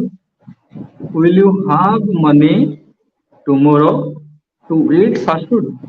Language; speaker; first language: English; non-native, local second language; Odia